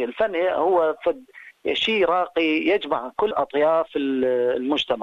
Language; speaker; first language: Arabic; native; Arabic